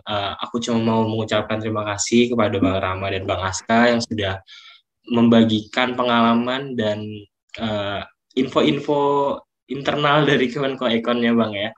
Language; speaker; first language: Indonesian; native; Indonesian